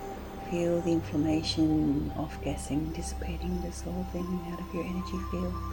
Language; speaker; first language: English; native; English